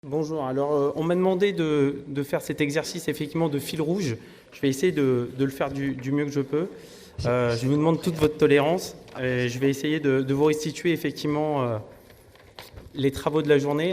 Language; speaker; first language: French; native; French